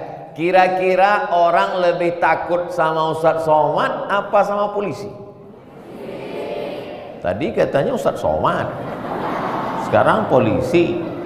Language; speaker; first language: Indonesian; non-native, local second language; Malay